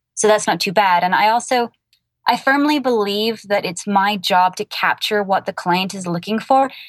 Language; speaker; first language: English; native; English